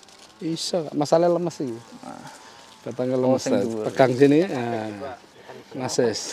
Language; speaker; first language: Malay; non-native, local second language; Javanese